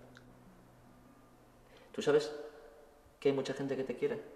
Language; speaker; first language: Spanish; native; Spanish